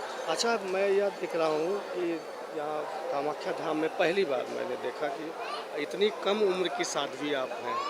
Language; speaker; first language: Hindi; native; Hindi